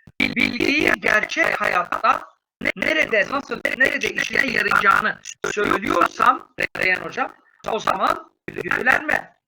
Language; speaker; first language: Turkish; native; Turkish